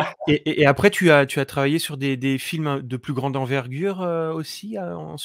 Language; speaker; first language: French; native; French